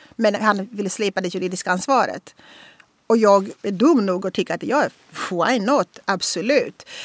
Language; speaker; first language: Swedish; non-native, fluent; Portuguese